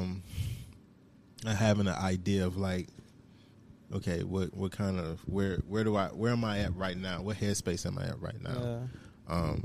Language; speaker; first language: English; native; English